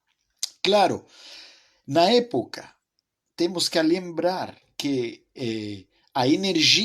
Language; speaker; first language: Portuguese; non-native, fluent; French